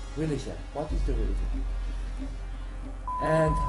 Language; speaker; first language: English; non-native, learner; Persian